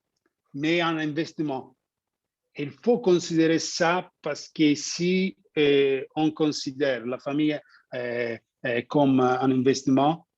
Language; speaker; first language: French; non-native, fluent; Italian